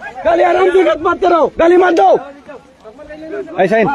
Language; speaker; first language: Hindi; non-native, learner; Bangla